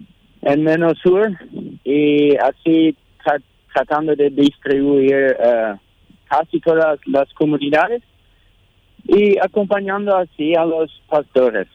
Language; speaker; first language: Spanish; non-native, local second language; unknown